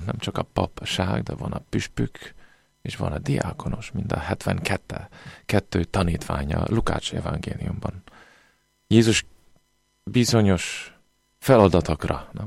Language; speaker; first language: Hungarian; non-native, fluent; English